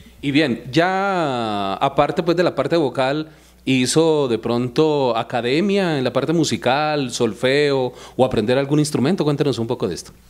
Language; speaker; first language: Spanish; native; Spanish